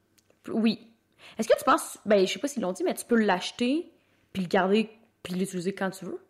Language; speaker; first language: French; native; French